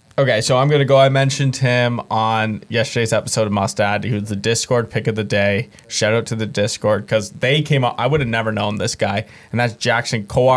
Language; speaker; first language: English; native; English